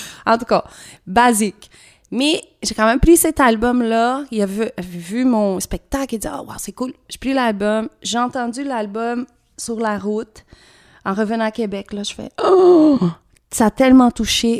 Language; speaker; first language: French; non-native, fluent; Portuguese